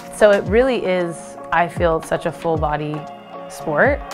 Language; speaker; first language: English; native; English